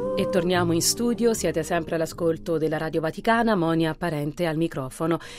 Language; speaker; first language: Italian; native; Italian